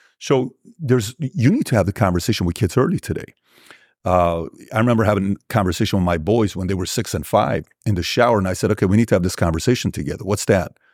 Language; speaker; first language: English; early bilingual, other home language; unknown